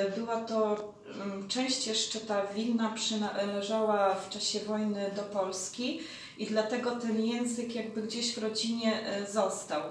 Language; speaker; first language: Polish; early bilingual, heritage; Polish